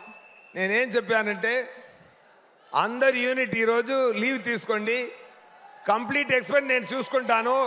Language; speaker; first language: Telugu; non-native, local second language; Tamil